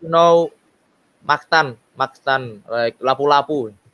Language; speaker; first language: English; non-native, learner; Indonesian